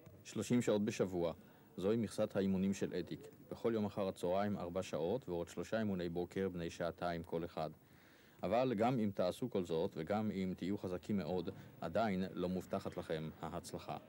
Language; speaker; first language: Hebrew; native; Hebrew